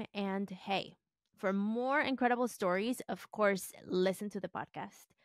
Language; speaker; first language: English; early bilingual, other home language; Spanish